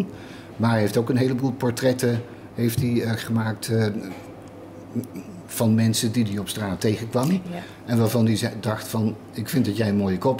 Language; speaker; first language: Dutch; native; Dutch